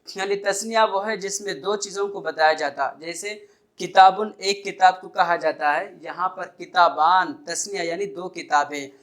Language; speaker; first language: Urdu; native; Urdu